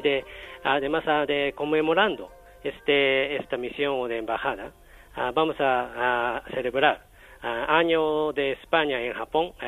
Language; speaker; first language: Spanish; non-native, learner; Japanese